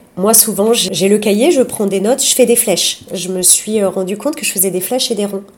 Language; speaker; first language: French; native; French